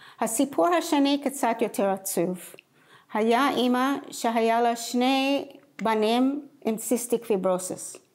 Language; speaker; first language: Hebrew; non-native, fluent; English